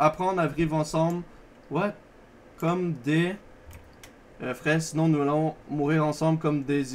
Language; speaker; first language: French; native; French